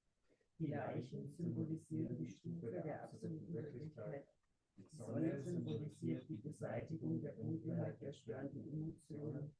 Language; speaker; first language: German; native; German